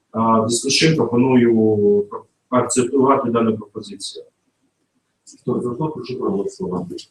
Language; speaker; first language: Ukrainian; non-native, local second language; Russian